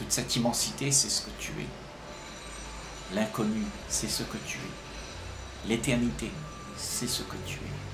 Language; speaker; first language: French; native; French